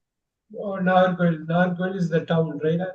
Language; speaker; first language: English; non-native, local second language; Tamil